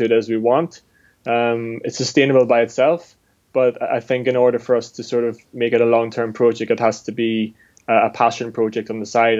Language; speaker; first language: English; native; English